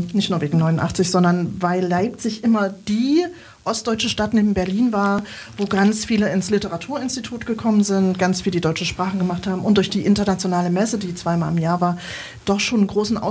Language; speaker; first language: German; native; German